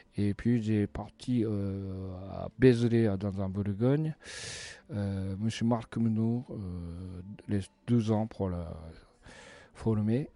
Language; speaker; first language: French; non-native, learner; Japanese